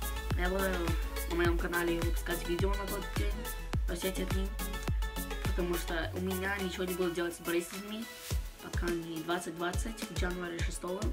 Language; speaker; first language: Russian; early bilingual, heritage; Russian